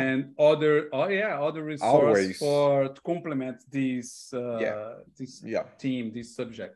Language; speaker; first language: English; non-native, learner; Portuguese